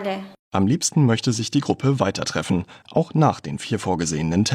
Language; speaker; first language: German; native; German